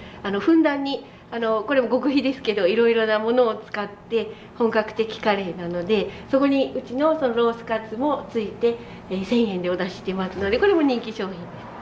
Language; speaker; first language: Japanese; native; Japanese